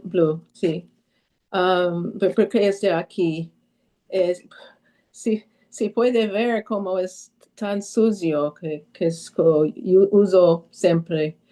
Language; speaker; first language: Spanish; early bilingual, heritage; Spanish